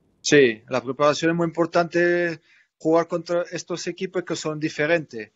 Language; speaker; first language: Spanish; non-native, fluent; French